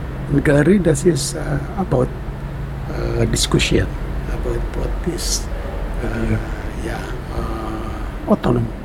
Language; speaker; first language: English; non-native, learner; Indonesian